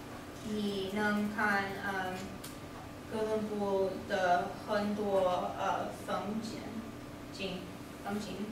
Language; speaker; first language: Chinese; non-native, learner; English